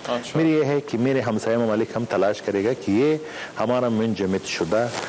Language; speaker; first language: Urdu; non-native, learner; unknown